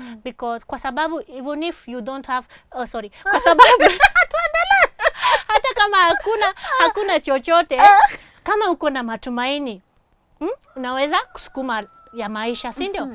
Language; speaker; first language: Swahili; non-native, fluent; Japanese